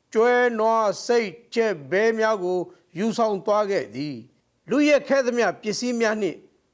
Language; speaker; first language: Burmese; non-native, local second language; Rohingya